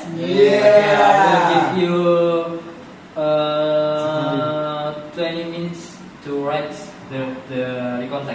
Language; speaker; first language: English; non-native, learner; Indonesian